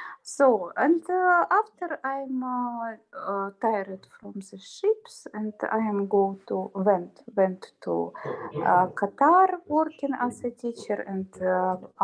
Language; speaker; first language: English; non-native, learner; Russian